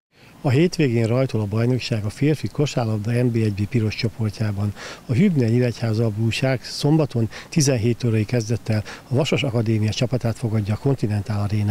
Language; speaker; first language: Hungarian; native; Hungarian